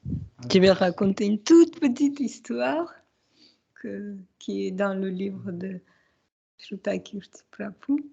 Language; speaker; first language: French; non-native, fluent; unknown